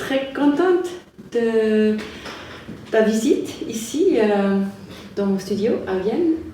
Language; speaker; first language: French; non-native, fluent; German